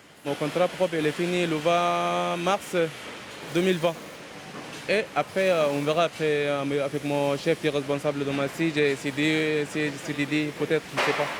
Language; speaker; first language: French; non-native, learner; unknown